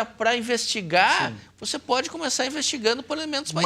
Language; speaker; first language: Portuguese; native; Portuguese